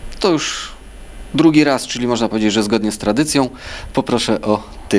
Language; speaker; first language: Polish; native; Polish